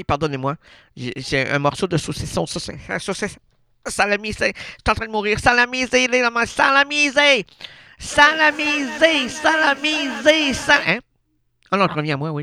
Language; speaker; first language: French; native; French